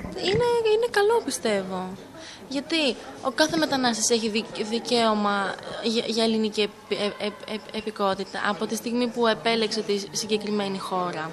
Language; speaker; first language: Greek; early bilingual, other home language; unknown